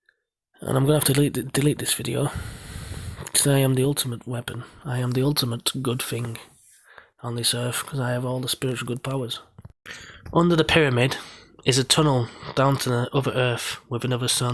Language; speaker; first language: English; native; English